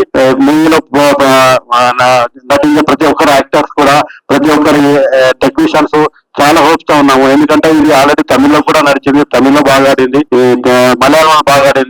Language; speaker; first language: Telugu; native; Telugu